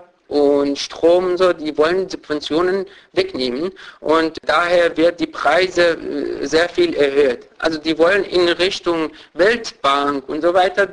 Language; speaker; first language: German; non-native, fluent; Persian